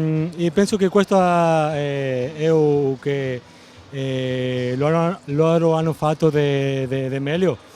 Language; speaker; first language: Italian; non-native, fluent; Spanish